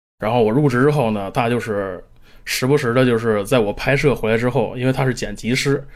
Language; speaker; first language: Chinese; native; Chinese